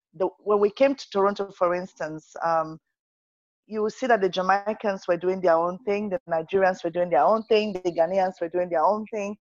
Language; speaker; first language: English; non-native, local second language; Yoruba